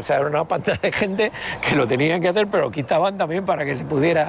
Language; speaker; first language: Spanish; native; Spanish